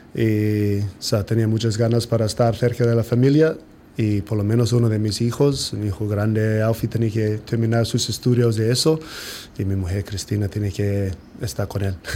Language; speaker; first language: Spanish; non-native, fluent; English